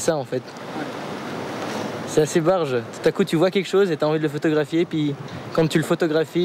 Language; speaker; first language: French; native; French